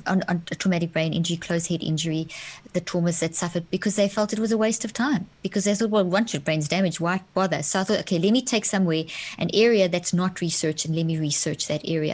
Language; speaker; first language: English; native; English